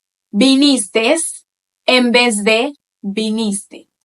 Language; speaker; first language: Spanish; non-native, fluent; Haitian Creole